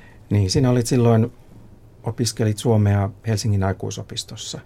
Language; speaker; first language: Finnish; native; Finnish